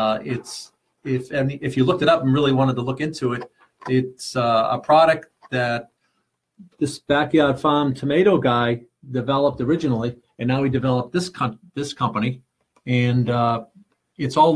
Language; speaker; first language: English; native; English